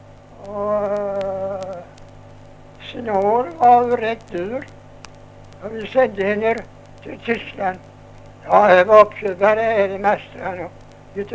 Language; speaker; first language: Swedish; native; Swedish